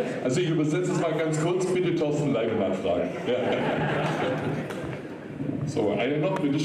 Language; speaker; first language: German; native; German